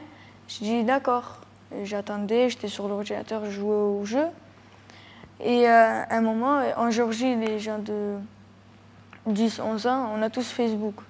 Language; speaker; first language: French; early bilingual, other home language; Georgian